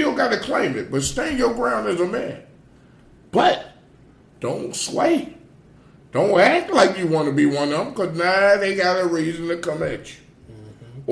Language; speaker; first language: English; native; English